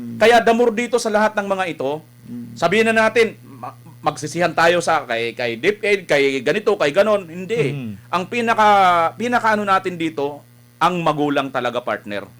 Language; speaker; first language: Filipino; non-native, local second language; Waray